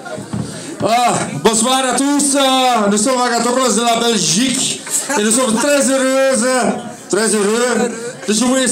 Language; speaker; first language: French; non-native, local second language; Dutch